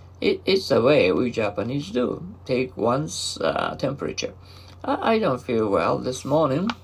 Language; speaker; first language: English; non-native, learner; Japanese